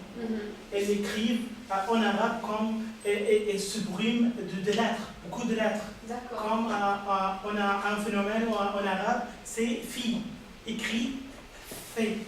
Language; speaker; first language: French; non-native, learner; Arabic